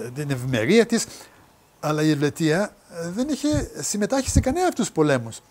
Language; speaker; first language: Greek; native; Greek